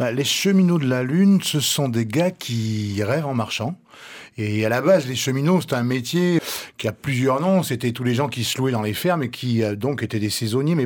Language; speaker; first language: French; native; French